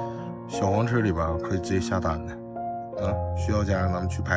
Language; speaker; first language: Chinese; native; Chinese